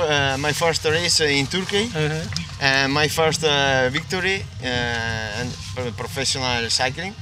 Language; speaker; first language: English; non-native, learner; Italian